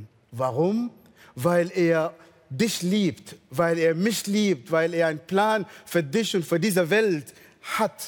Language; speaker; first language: German; non-native, fluent; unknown